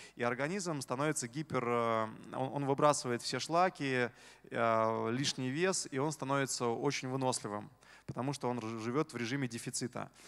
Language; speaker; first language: Russian; native; Russian